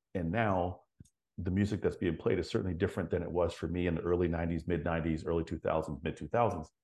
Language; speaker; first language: English; native; English